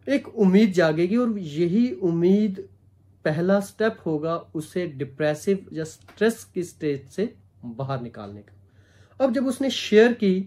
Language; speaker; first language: Hindi; non-native, local second language; Punjabi